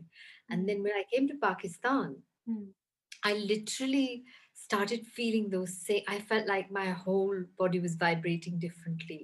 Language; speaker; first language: English; native; English